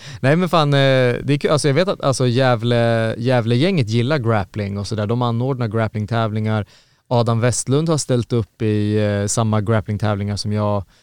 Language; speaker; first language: Swedish; native; Swedish